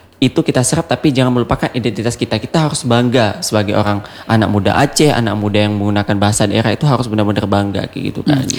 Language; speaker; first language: Indonesian; non-native, local second language; Achinese